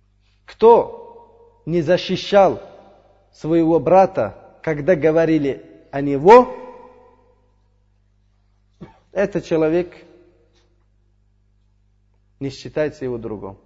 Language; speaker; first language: Russian; non-native, fluent; Uzbek